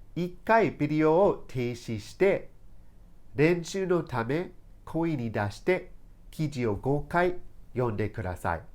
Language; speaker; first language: Japanese; non-native, fluent; English